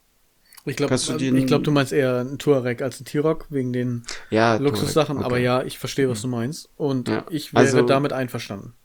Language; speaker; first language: German; native; German